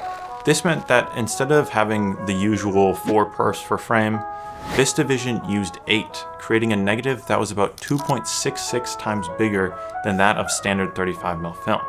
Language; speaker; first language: English; native; English